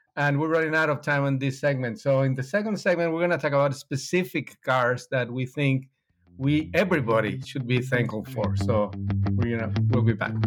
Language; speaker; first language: English; non-native, fluent; Spanish